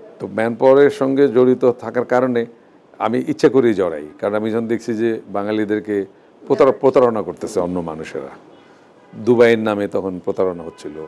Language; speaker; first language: Bangla; native; Bangla